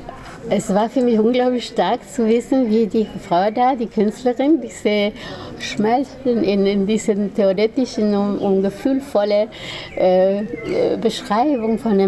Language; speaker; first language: German; non-native, fluent; Spanish